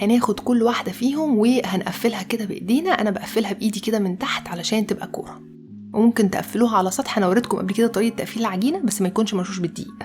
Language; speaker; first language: Arabic; native; Arabic